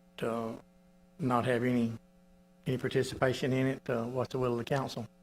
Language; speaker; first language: English; native; English